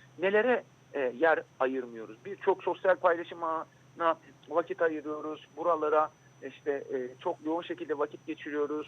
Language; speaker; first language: Turkish; native; Turkish